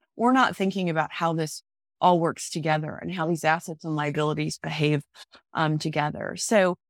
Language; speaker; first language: English; native; English